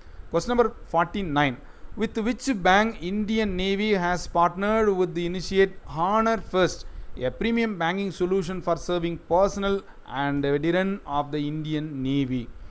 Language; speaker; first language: English; non-native, local second language; Tamil